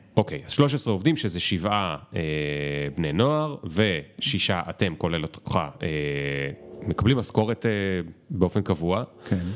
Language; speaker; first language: Hebrew; native; Hebrew